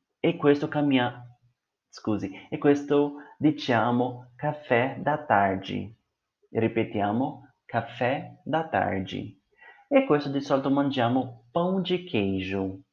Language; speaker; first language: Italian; non-native, fluent; Portuguese